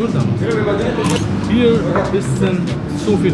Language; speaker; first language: German; non-native, learner; Urdu